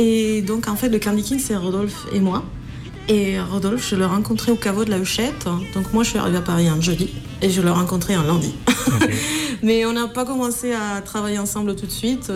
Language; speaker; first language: French; non-native, fluent; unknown